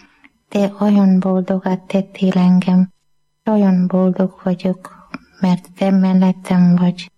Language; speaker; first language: Hungarian; non-native, learner; Malayalam